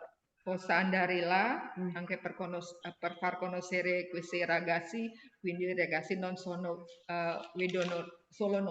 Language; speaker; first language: Italian; non-native, learner; Indonesian